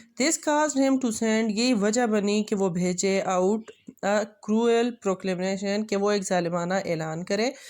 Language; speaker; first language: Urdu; non-native, local second language; Pashto